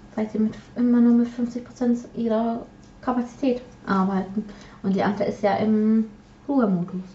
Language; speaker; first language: German; early bilingual, other home language; Polish